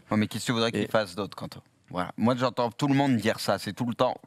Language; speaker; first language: French; native; French